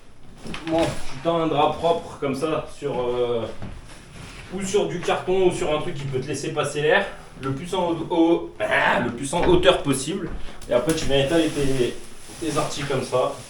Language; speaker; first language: French; native; French